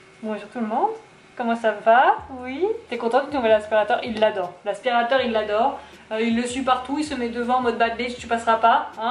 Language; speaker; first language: French; native; French